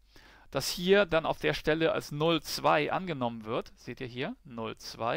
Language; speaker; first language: German; native; German